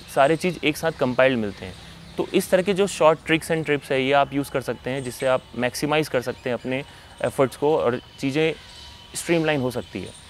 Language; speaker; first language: Hindi; native; Hindi